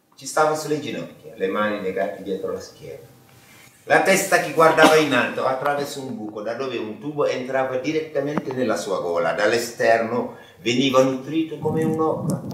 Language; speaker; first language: Italian; non-native, fluent; Wolof